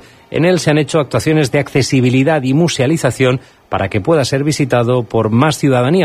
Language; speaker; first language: Spanish; native; Spanish